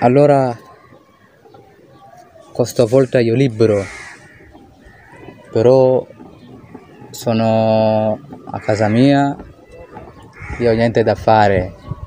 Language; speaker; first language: Italian; non-native, learner; Swahili